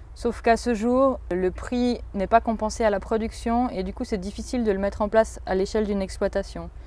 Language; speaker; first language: French; native; French